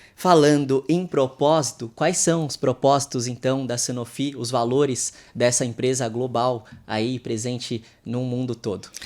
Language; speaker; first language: Portuguese; native; Portuguese